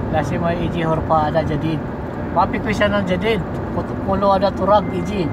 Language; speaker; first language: Arabic; non-native, learner; Filipino